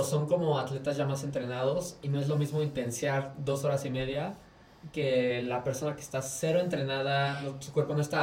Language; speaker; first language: Spanish; native; Spanish